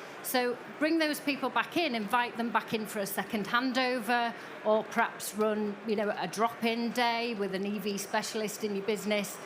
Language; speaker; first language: English; native; English